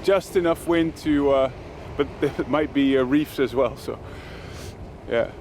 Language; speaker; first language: English; non-native, fluent; Dutch